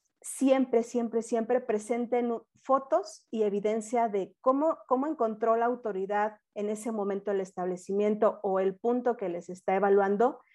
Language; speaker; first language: Spanish; native; Spanish